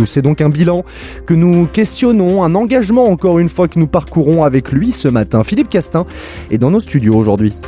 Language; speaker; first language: French; native; French